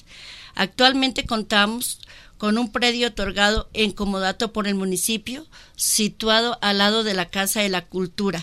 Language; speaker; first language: Spanish; native; Spanish